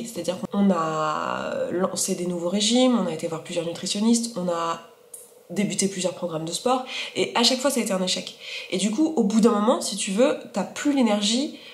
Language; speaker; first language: French; native; French